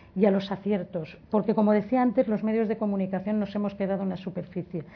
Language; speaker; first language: Spanish; native; Spanish